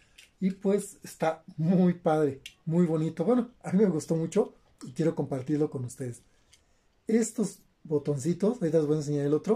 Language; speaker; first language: Spanish; native; Spanish